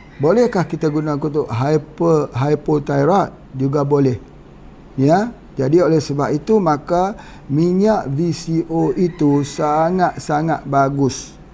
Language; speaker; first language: Malay; native; Malay